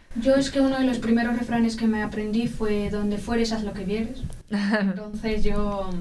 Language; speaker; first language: Spanish; early bilingual, other home language; Arabic